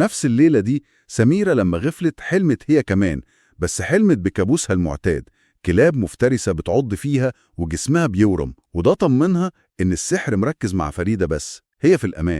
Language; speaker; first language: Arabic; native; Arabic